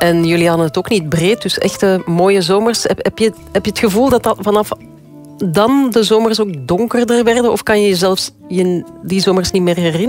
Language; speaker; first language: Dutch; native; Dutch